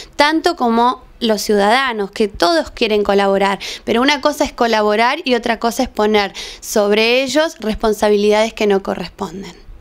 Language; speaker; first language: Spanish; native; Spanish